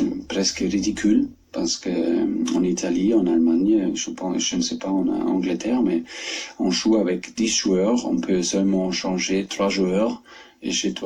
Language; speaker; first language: French; non-native, fluent; German